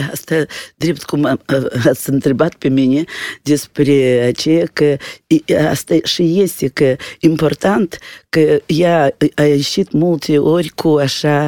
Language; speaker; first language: Romanian; non-native, local second language; Russian